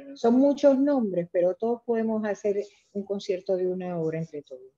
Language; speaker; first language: Spanish; native; Spanish